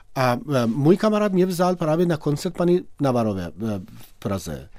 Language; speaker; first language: Czech; non-native, fluent; Persian